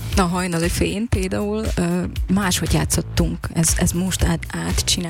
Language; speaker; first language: Hungarian; non-native, learner; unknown